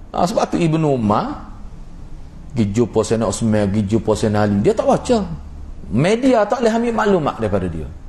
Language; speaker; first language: Malay; native; Malay